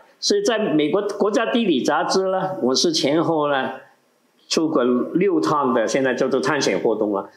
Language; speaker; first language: Chinese; non-native, local second language; Cantonese